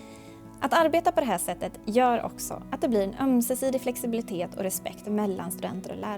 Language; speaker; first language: Swedish; native; Swedish